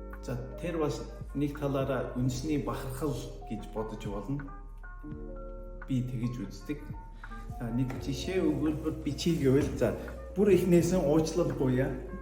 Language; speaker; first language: Mongolian; non-native, fluent; Turkish